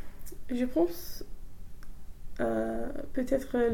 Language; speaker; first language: French; non-native, fluent; English